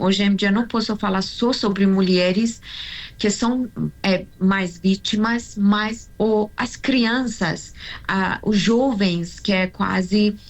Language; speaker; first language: Portuguese; non-native, learner; Persian